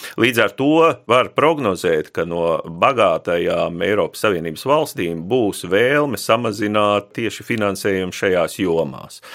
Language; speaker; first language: Latvian; native; Latvian